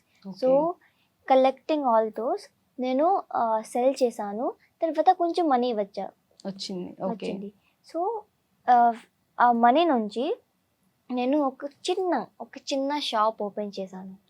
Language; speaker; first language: Telugu; non-native, learner; Hindi